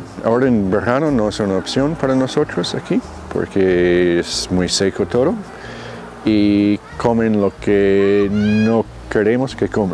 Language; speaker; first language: Spanish; non-native, fluent; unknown